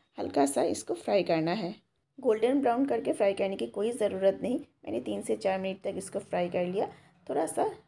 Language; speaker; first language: Hindi; non-native, local second language; Bangla